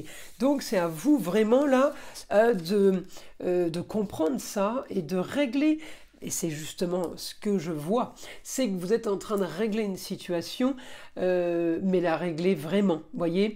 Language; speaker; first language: French; native; French